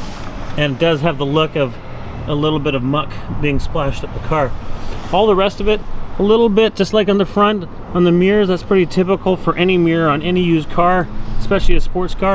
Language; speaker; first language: English; native; English